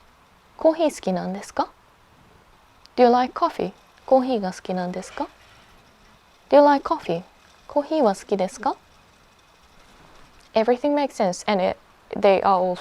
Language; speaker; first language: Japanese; early bilingual, heritage; Japanese